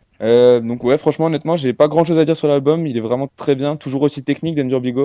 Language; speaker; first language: French; native; French